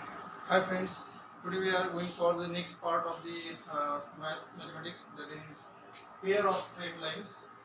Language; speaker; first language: English; non-native, local second language; Marathi